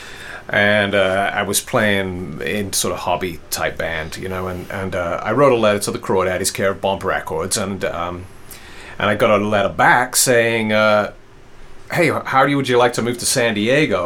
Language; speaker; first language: English; native; English